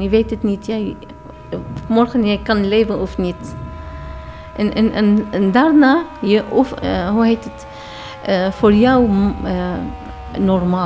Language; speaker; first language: Dutch; non-native, learner; Arabic